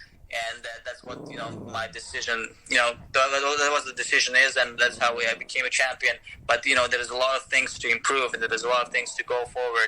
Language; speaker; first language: English; non-native, fluent; Russian